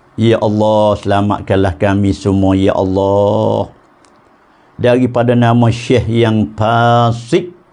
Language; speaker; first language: Malay; native; Malay